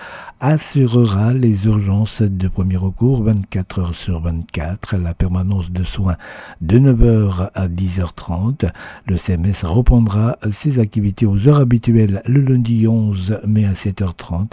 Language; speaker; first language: French; native; French